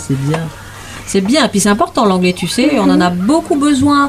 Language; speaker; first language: French; native; French